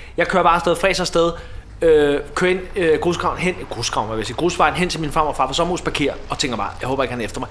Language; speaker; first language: Danish; native; Danish